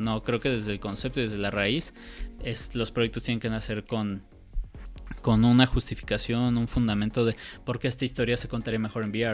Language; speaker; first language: Spanish; native; Spanish